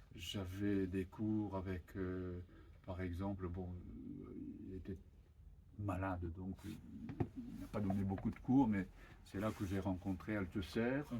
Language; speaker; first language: French; non-native, fluent; Japanese